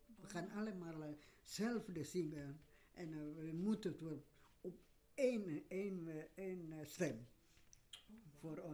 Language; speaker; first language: Dutch; non-native, learner; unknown